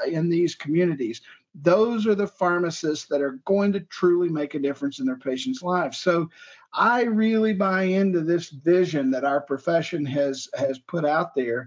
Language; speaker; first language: English; native; English